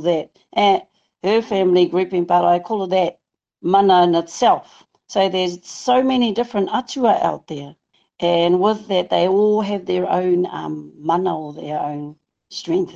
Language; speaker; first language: English; non-native, local second language; Māori